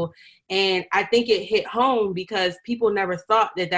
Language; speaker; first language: English; native; English